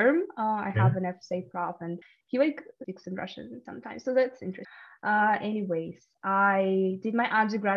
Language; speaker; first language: English; non-native, fluent; Russian